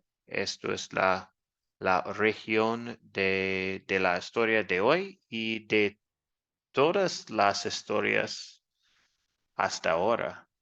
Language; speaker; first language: Spanish; non-native, fluent; English